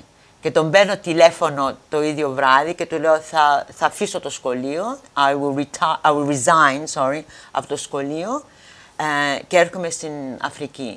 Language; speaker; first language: Greek; early bilingual, heritage; Greek